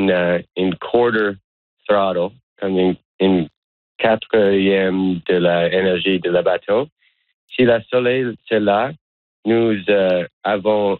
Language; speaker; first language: French; non-native, learner; English